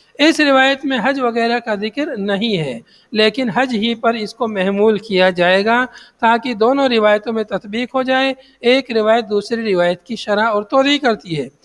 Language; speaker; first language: Urdu; native; Urdu